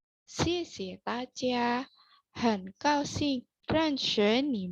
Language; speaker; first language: Chinese; non-native, learner; Indonesian